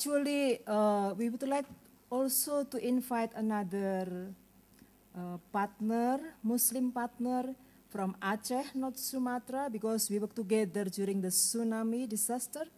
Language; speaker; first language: English; non-native, learner; Indonesian